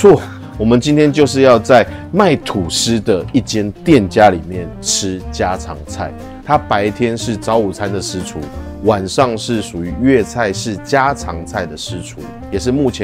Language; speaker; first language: Chinese; native; Chinese